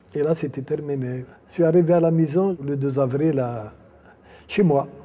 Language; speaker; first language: French; non-native, local second language; Arabic